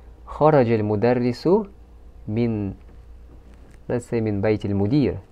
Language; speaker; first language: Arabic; non-native, fluent; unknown